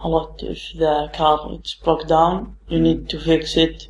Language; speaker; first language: English; non-native, learner; Arabic